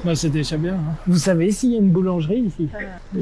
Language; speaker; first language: French; native; French